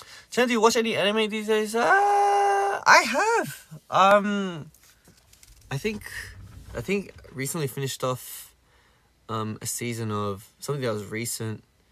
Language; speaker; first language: English; early bilingual, other home language; Korean